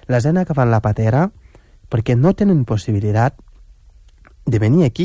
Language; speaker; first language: Catalan; non-native, fluent; Wolof